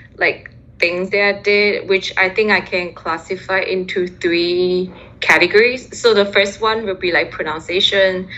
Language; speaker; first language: English; early bilingual, other home language; Chinese